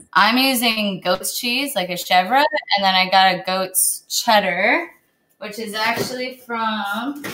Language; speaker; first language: English; native; English